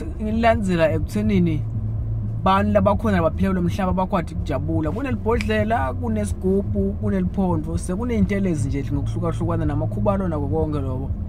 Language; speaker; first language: Zulu; non-native, local second language; Swati